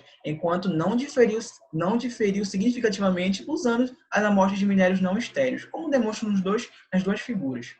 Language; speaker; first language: Portuguese; native; Portuguese